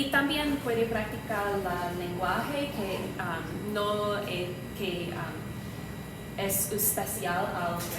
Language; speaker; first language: Spanish; non-native, learner; English